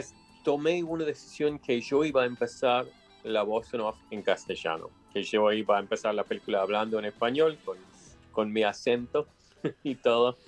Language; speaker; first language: Spanish; non-native, fluent; English